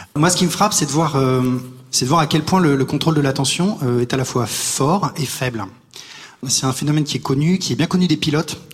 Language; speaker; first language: French; native; French